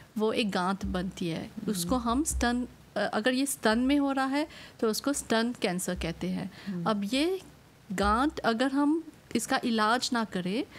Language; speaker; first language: Hindi; non-native, local second language; Morisyen